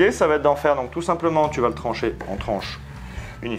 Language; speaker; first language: French; native; French